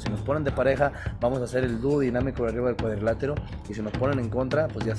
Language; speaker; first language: Spanish; native; Spanish